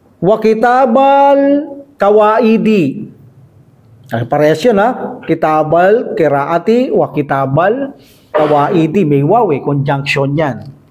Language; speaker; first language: Filipino; native; Filipino